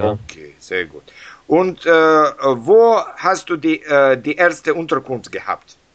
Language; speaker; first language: German; non-native, learner; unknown